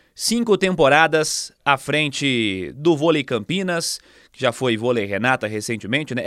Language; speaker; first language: Portuguese; native; Portuguese